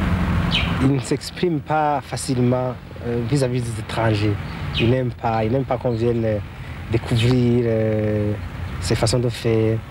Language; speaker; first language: French; non-native, local second language; Rundi